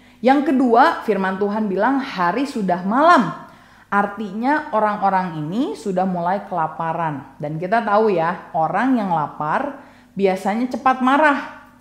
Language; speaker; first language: Indonesian; native; Indonesian